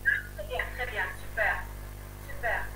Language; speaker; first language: French; non-native, local second language; Arabic